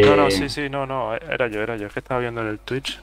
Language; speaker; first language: Spanish; native; Spanish